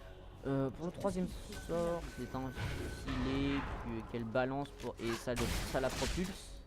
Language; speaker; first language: French; native; French